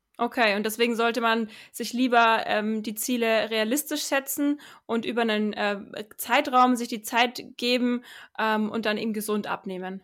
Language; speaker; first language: German; native; German